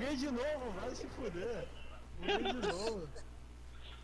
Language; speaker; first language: Portuguese; native; Portuguese